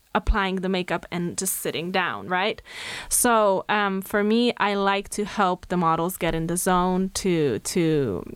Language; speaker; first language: English; non-native, fluent; Slovenian